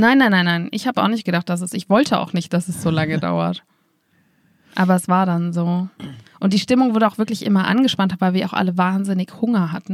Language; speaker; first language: German; native; German